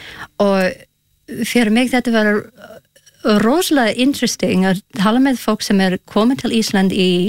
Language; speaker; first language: Icelandic; non-native, learner; Spanish